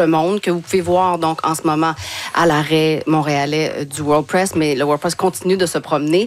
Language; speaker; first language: French; native; French